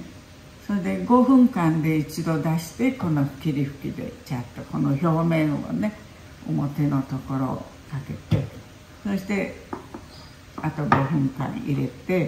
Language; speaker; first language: Japanese; early bilingual, heritage; Japanese